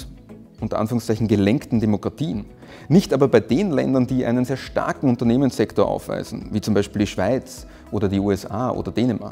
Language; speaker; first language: German; native; German